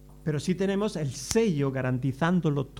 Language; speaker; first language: Spanish; native; Spanish